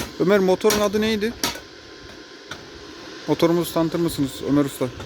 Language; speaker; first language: Turkish; native; Turkish